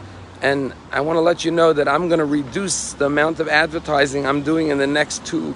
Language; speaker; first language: English; native; English